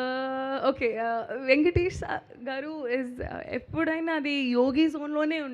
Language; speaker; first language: Telugu; non-native, learner; Hindi